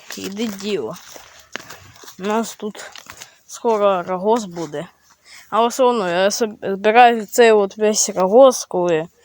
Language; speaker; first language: Ukrainian; non-native, local second language; Russian